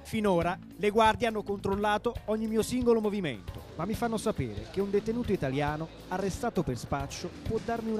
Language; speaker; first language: Italian; native; Italian